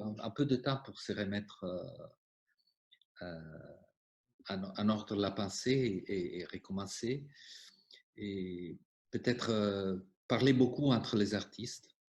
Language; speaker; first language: French; non-native, fluent; Italian